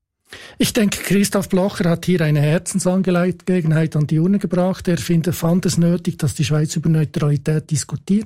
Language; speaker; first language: German; native; German